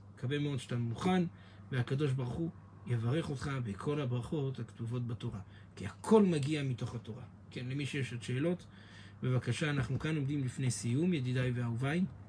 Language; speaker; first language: Hebrew; native; Hebrew